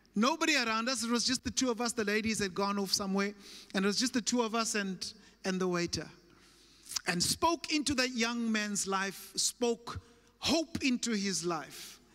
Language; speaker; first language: English; native; English